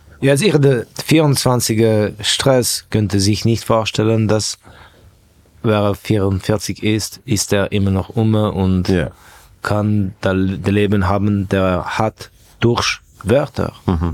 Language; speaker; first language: German; non-native, fluent; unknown